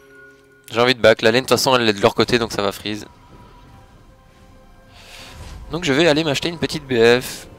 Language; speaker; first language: French; native; French